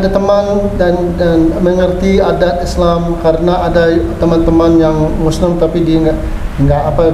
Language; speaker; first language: Indonesian; non-native, learner; English